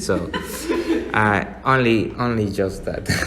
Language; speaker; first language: English; non-native, learner; Spanish